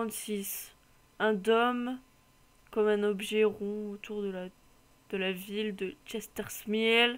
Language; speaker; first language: French; native; French